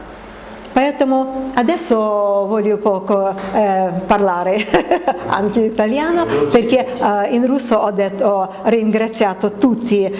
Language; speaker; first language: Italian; non-native, learner; Russian